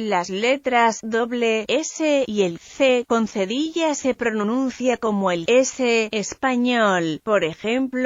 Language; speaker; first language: Spanish; non-native, fluent; French